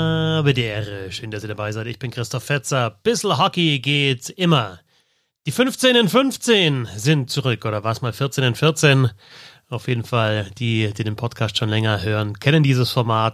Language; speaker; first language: German; native; German